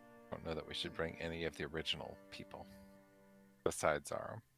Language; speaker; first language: English; native; English